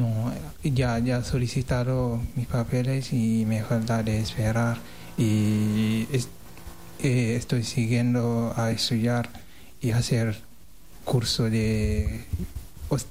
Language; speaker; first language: Spanish; non-native, learner; Wolof